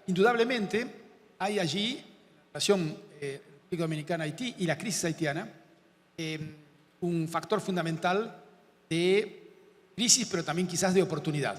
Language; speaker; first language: Spanish; native; Spanish